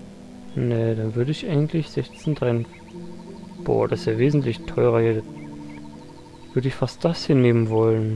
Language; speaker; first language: German; native; German